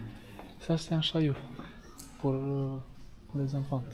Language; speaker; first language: French; non-native, learner; Romanian